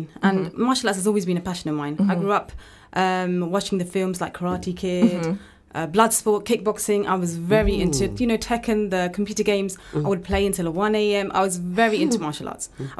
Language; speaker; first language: English; native; English